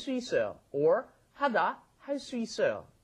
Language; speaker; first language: Korean; non-native, fluent; English